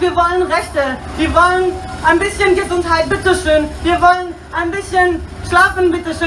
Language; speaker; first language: German; non-native, learner; Spanish